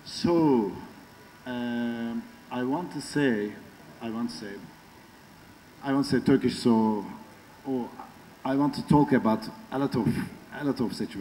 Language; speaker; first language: English; non-native, learner; Turkish